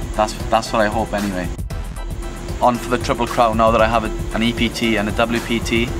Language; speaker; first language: English; native; English